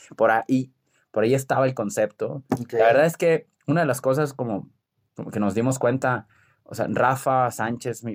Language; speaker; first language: Spanish; native; Spanish